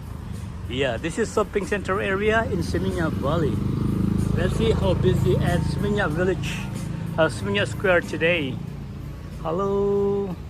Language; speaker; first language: English; non-native, local second language; Indonesian